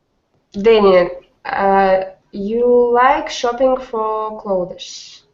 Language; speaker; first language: English; non-native, learner; Russian